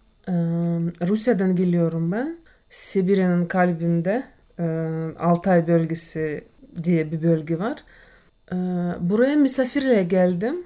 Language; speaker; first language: Turkish; non-native, fluent; Russian